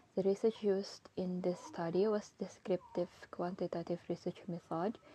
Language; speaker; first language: English; non-native, fluent; Indonesian